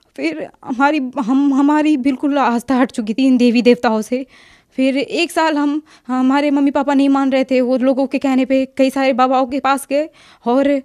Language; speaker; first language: Hindi; native; Hindi